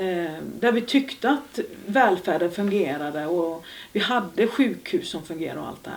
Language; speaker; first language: Swedish; native; Swedish